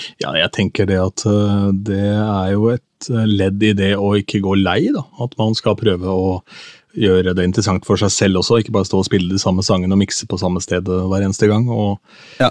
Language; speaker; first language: Norwegian; native; Norwegian